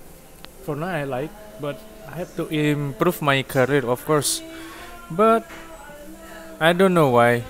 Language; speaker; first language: English; non-native, learner; Indonesian